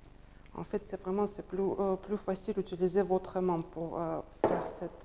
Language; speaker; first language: French; non-native, learner; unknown